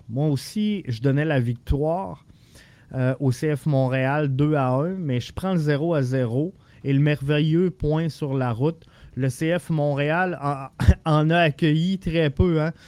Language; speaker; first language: French; native; French